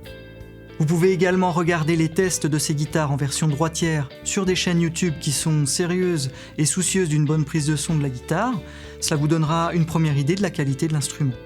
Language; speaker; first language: French; native; French